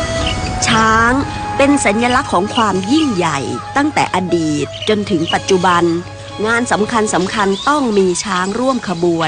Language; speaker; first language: Thai; native; Thai